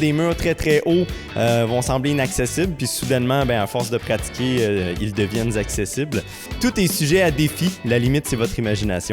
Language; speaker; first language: French; native; French